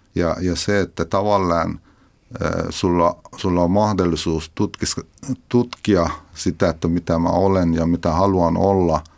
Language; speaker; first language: Finnish; non-native, fluent; Persian